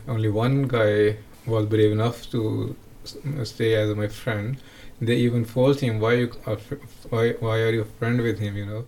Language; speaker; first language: English; non-native, local second language; Punjabi